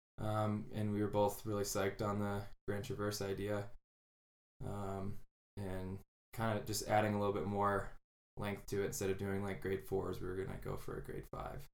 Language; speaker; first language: English; native; English